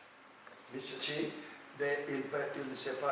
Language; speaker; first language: French; non-native, fluent; Portuguese